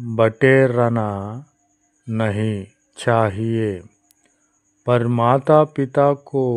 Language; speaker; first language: Hindi; non-native, local second language; Telugu